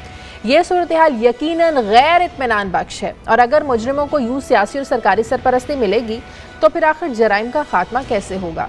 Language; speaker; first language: Urdu; native; Urdu